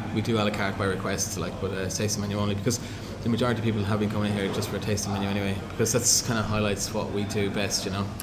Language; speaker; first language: English; native; English